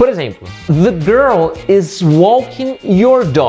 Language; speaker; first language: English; non-native, fluent; Portuguese